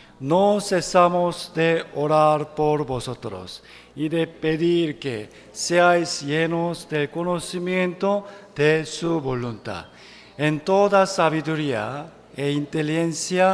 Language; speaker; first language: Spanish; non-native, fluent; Korean